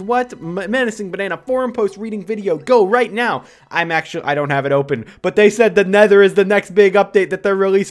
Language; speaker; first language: English; native; English